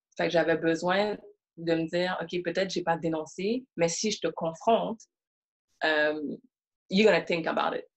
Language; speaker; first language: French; early bilingual, other home language; Haitian Creole